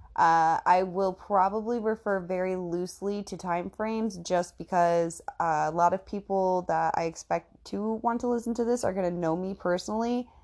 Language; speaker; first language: English; native; English